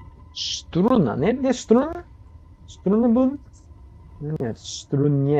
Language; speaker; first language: Russian; non-native, learner; English